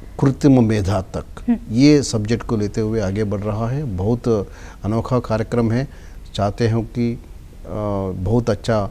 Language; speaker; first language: Hindi; non-native, local second language; Telugu